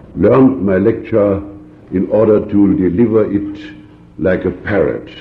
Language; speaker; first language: English; non-native, fluent; German